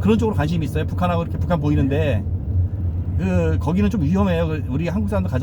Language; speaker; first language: Korean; native; Korean